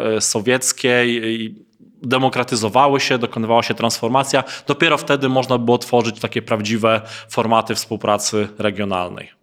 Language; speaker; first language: Polish; native; Polish